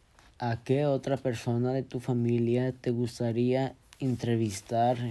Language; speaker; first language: Spanish; early bilingual, heritage; Spanish